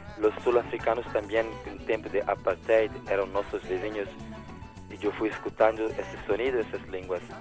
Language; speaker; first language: Spanish; non-native, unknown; Portuguese